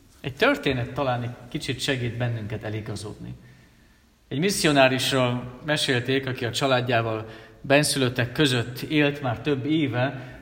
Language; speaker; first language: Hungarian; native; Hungarian